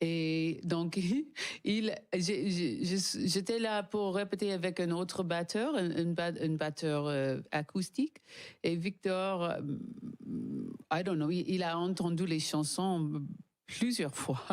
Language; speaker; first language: French; non-native, learner; English